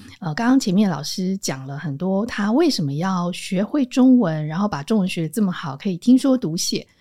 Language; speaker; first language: Chinese; native; Chinese